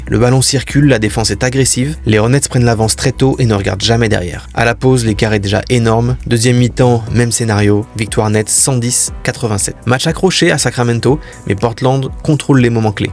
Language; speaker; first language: French; native; French